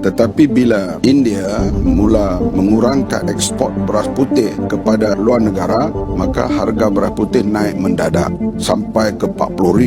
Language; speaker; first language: Malay; native; Malay